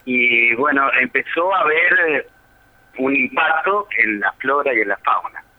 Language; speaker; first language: Spanish; native; Spanish